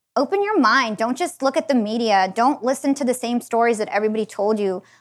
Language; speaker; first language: English; native; English